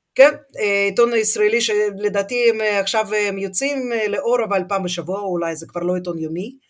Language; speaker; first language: Hebrew; non-native, fluent; Russian